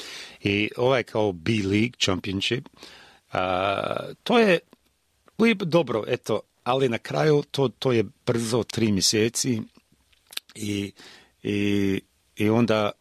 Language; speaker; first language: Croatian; early bilingual, heritage; Croatian